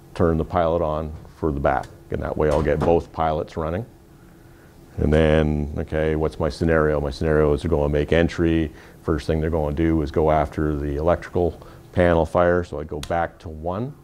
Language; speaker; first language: English; native; English